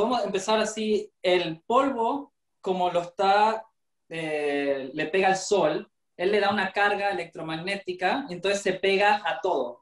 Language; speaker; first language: Spanish; native; Spanish